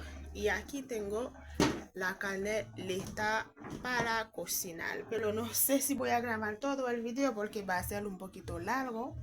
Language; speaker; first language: Spanish; non-native, fluent; Haitian Creole